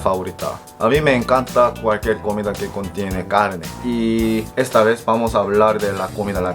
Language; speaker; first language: Spanish; non-native, fluent; Korean